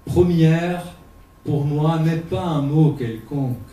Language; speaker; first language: French; non-native, fluent; Portuguese